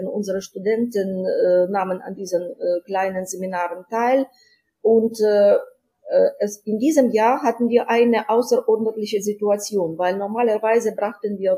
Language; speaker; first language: German; non-native, fluent; Ukrainian